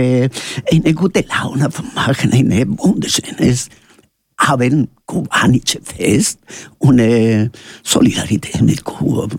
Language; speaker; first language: German; non-native, learner; Spanish